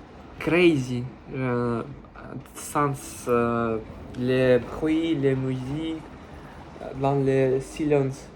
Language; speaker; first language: French; non-native, learner; Russian